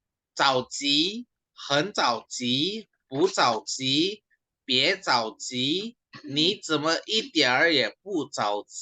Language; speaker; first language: Chinese; non-native, fluent; Indonesian